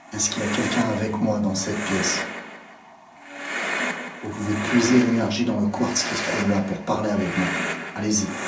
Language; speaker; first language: French; native; French